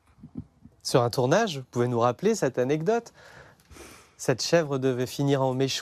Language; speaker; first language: French; native; French